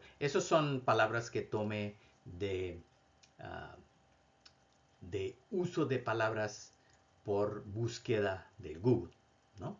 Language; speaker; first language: Spanish; non-native, fluent; Bangla